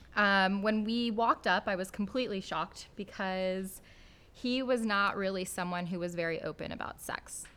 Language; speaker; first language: English; native; English